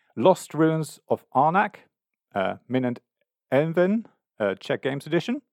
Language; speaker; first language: English; non-native, fluent; German